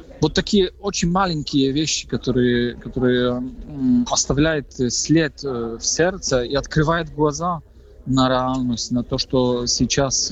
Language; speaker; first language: Russian; non-native, fluent; Polish